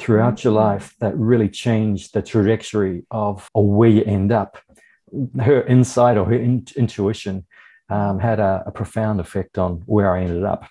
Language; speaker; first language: English; native; English